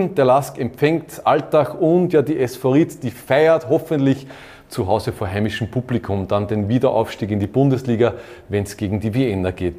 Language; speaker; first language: German; native; German